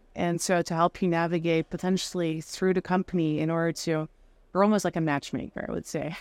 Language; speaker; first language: English; non-native, fluent; Dutch